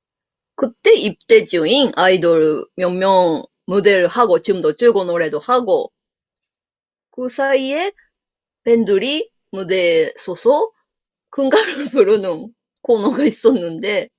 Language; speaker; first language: Korean; non-native, fluent; Japanese